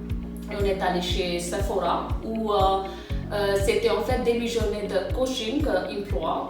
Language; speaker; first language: French; non-native, fluent; English